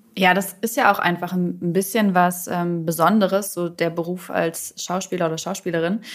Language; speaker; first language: German; native; German